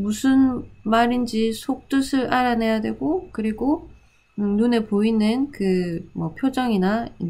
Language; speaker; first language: Korean; native; Korean